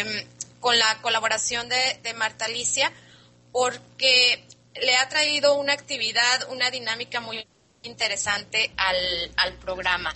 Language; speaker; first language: Spanish; native; Spanish